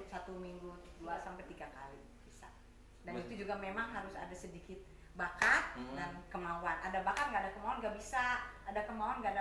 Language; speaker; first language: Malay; non-native, local second language; Sundanese